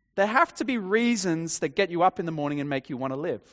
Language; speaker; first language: English; native; English